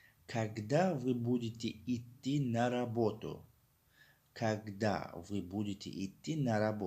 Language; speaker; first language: Russian; non-native, fluent; Tajik